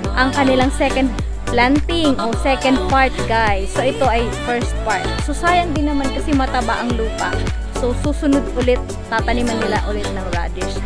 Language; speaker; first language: Filipino; native; Filipino